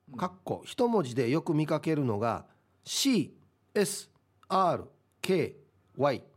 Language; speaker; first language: Japanese; native; Japanese